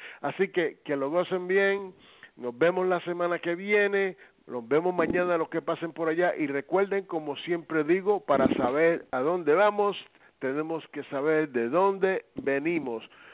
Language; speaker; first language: Spanish; early bilingual, heritage; Spanish